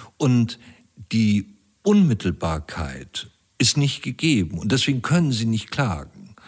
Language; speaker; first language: German; native; German